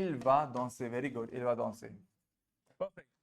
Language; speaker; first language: French; non-native, fluent; Hindi